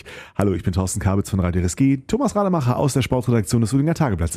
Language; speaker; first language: German; native; German